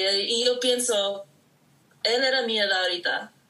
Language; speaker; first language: Spanish; early bilingual, heritage; Spanish